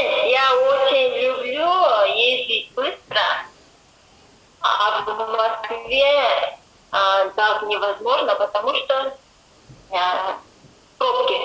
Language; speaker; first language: Russian; non-native, learner; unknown